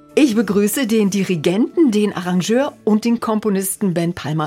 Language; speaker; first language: German; native; German